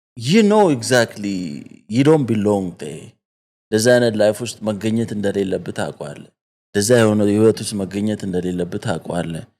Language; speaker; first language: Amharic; native; Amharic